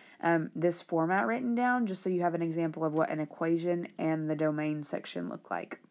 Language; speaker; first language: English; native; English